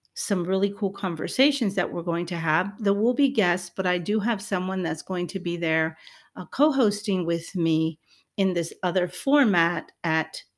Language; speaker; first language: English; early bilingual, other home language; Spanish